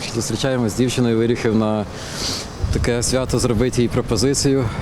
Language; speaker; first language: Ukrainian; native; Ukrainian